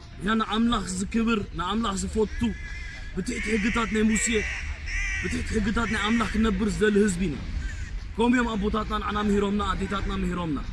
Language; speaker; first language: Tigrinya; early bilingual, heritage; Tigrinya